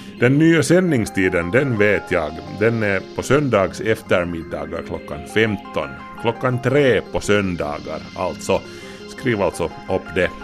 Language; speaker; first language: Swedish; native; Swedish